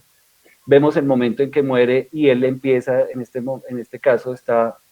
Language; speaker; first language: Spanish; native; Spanish